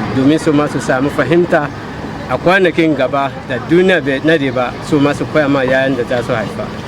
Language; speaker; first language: Hausa; non-native, local second language; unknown